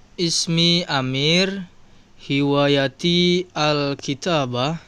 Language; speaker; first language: Arabic; non-native, learner; Indonesian